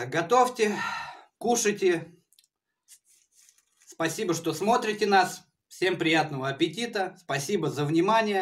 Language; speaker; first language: Russian; native; Russian